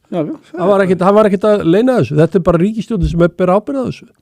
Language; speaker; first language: Icelandic; native; Icelandic